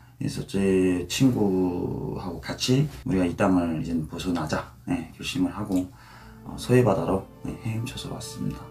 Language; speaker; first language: Korean; native; Korean